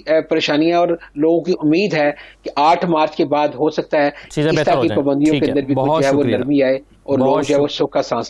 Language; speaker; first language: Urdu; native; Urdu